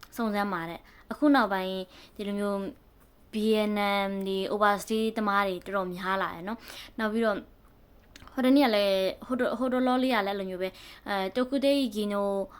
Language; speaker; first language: Burmese; native; Burmese